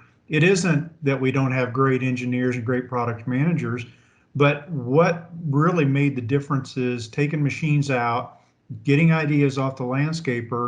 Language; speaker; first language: English; native; English